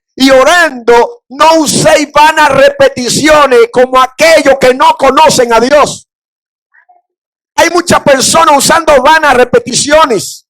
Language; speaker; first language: Spanish; native; Spanish